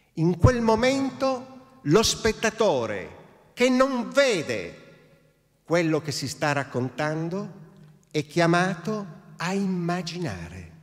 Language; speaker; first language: Italian; native; Italian